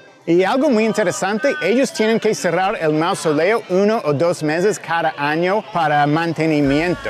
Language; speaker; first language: Spanish; non-native, fluent; English